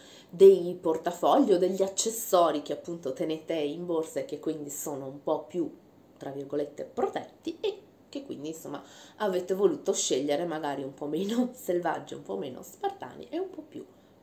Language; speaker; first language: Italian; native; Italian